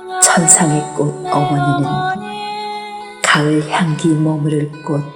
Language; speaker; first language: Korean; native; Korean